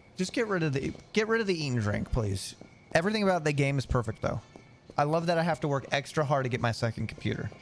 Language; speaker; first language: English; native; English